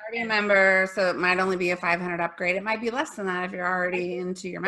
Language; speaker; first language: English; native; English